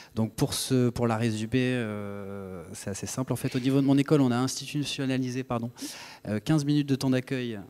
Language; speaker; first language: French; native; French